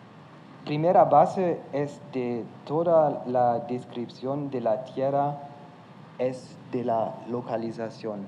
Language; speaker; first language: Spanish; non-native, fluent; German